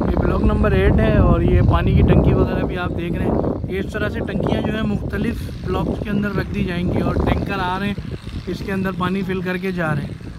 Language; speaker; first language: Urdu; native; Urdu